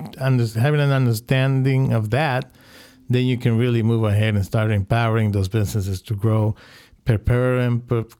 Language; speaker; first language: English; non-native, fluent; Spanish